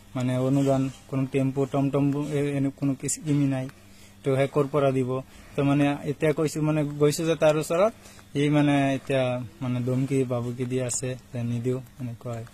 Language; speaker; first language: Assamese; non-native, local second language; Bangla